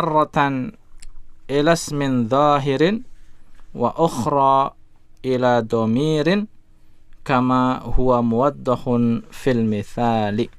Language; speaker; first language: Arabic; non-native, fluent; Indonesian